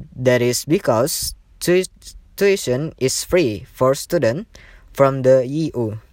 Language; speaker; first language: English; non-native, learner; Indonesian